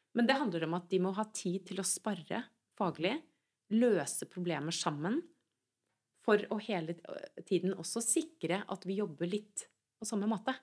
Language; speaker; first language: Norwegian; native; Norwegian